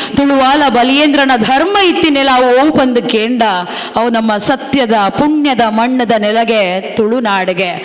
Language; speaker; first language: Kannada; non-native, local second language; Tulu